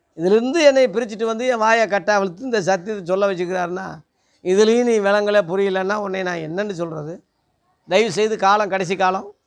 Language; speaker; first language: Tamil; non-native, local second language; Telugu